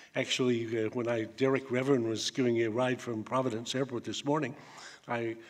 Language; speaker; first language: English; native; English